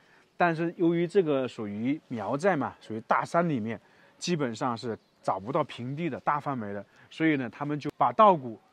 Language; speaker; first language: Chinese; native; Chinese